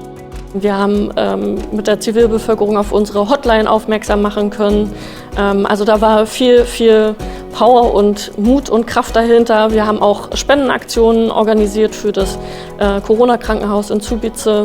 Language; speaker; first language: German; native; German